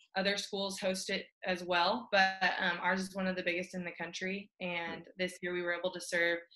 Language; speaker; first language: English; native; English